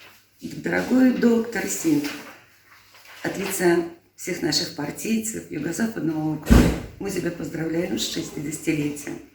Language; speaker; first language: Russian; native; Russian